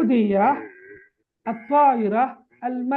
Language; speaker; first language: Arabic; non-native, fluent; Tamil